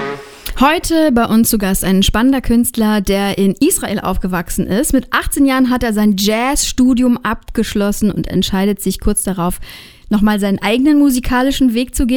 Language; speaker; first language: German; native; German